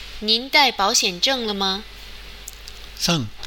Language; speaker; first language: Chinese; native; Chinese